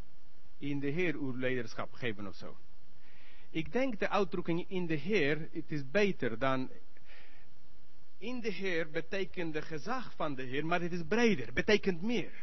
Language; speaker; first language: Dutch; non-native, learner; English